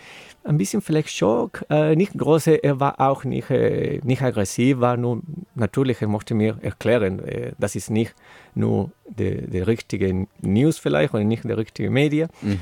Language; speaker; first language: German; non-native, learner; Spanish